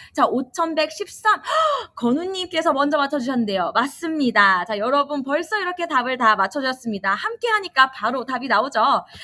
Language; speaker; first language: Korean; native; Korean